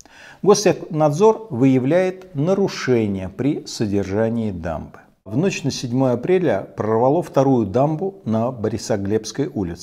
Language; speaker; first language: Russian; native; Russian